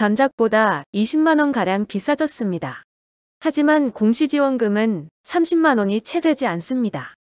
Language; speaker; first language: Korean; native; Korean